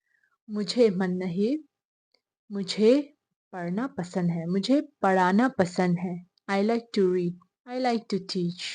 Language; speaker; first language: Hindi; non-native, local second language; Mizo